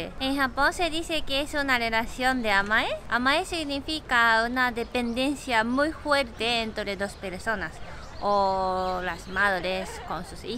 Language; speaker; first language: Spanish; non-native, learner; Japanese